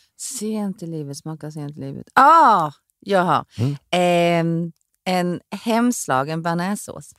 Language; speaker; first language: Swedish; early bilingual, other home language; Korean